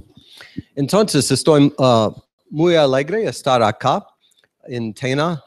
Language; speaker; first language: Spanish; non-native, learner; English